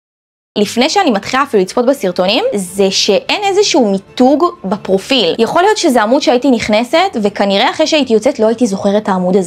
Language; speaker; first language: Hebrew; native; Hebrew